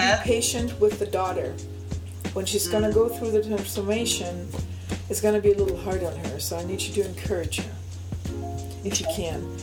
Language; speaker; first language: English; non-native, fluent; German